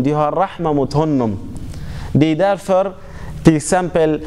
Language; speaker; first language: Swedish; non-native, fluent; Arabic